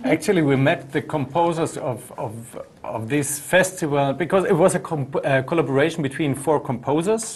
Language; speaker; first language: English; non-native, fluent; German